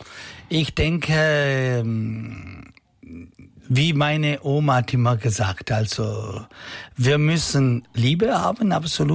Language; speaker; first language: German; non-native, learner; Italian